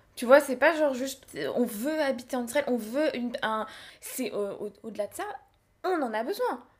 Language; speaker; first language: French; native; French